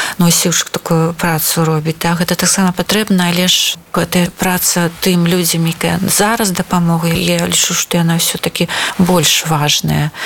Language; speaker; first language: Belarusian; non-native, local second language; Russian